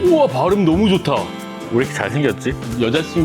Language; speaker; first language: Korean; native; Korean